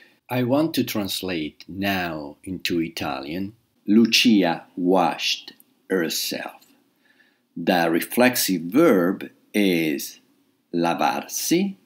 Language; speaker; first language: English; non-native, fluent; Italian